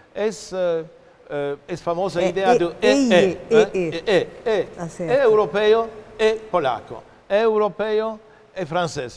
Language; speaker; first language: Portuguese; non-native, fluent; Polish